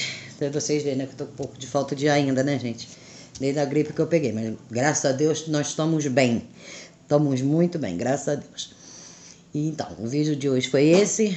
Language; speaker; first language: Portuguese; native; Portuguese